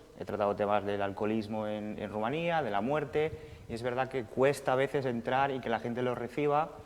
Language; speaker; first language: Spanish; early bilingual, other home language; Romanian